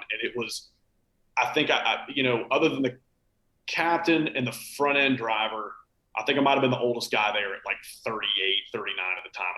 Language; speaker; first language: English; native; English